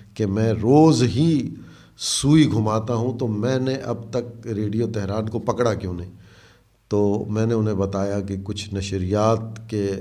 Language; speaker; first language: Urdu; native; Urdu